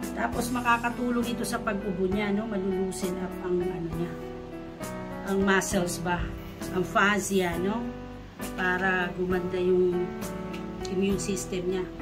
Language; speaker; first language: Filipino; native; Filipino